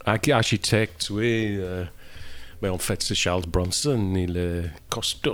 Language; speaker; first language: French; non-native, learner; English